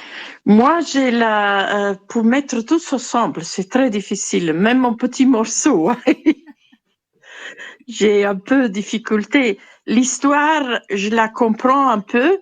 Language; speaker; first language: French; non-native, fluent; Italian